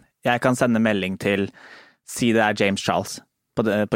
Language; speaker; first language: Norwegian; native; Norwegian